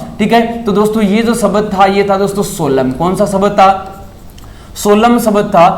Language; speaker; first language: Hindi; native; Hindi